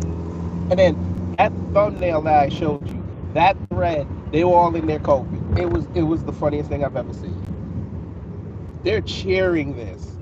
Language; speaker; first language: English; native; English